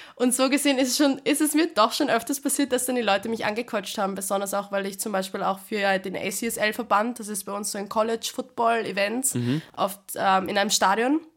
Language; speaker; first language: German; native; German